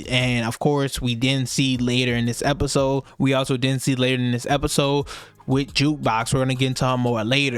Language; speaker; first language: English; native; English